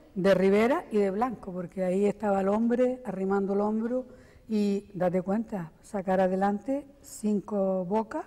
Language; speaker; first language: Spanish; native; Spanish